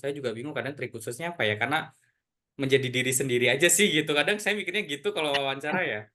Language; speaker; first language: Indonesian; native; Indonesian